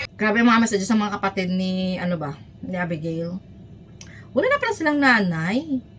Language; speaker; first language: Filipino; native; Filipino